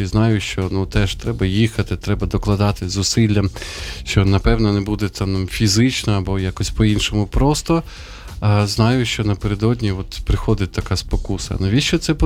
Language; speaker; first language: Ukrainian; native; Ukrainian